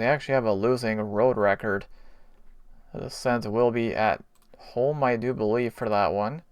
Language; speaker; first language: English; native; English